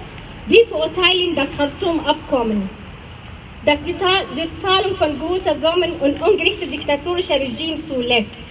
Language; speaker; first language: German; non-native, fluent; Arabic